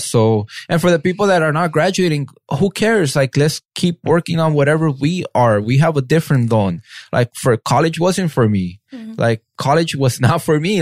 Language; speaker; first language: English; early bilingual, other home language; Spanish